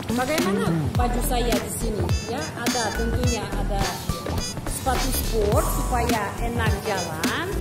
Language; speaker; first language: Indonesian; non-native, fluent; Russian